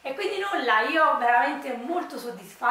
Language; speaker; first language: Italian; native; Italian